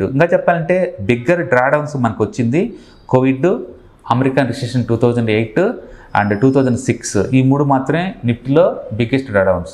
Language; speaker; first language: Telugu; native; Telugu